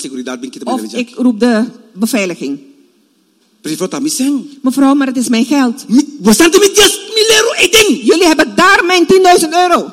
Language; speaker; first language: Dutch; non-native, local second language; Papiamento